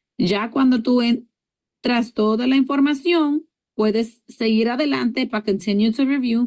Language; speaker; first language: Spanish; early bilingual, heritage; English